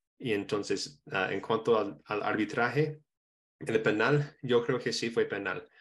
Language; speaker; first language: Spanish; non-native, fluent; English